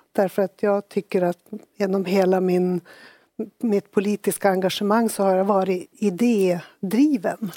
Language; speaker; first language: Swedish; native; Swedish